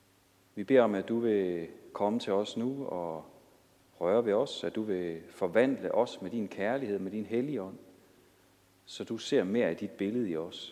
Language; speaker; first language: Danish; native; Danish